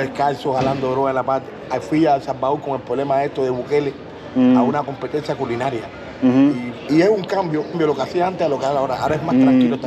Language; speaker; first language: Spanish; native; Spanish